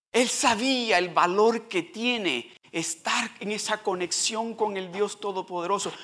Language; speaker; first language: Spanish; early bilingual, heritage; Spanish